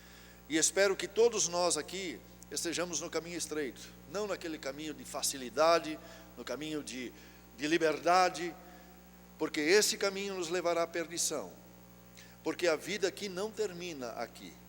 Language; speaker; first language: Portuguese; native; Portuguese